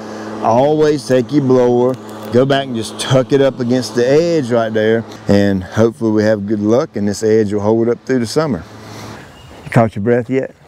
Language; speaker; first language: English; native; English